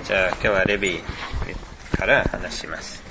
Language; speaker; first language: Japanese; non-native, fluent; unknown